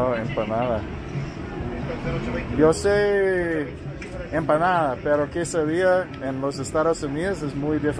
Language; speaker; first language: Spanish; non-native, learner; English